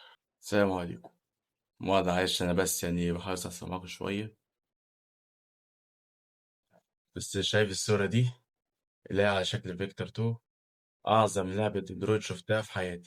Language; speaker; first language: Arabic; native; Arabic